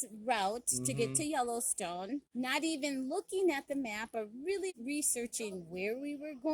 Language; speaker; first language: English; native; English